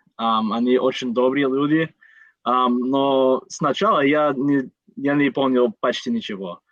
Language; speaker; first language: Russian; non-native, learner; English